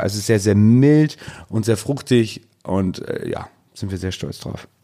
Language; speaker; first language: German; native; German